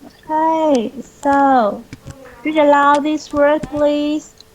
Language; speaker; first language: English; non-native, fluent; Vietnamese